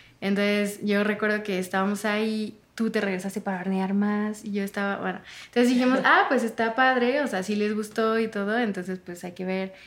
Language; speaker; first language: Spanish; non-native, fluent; French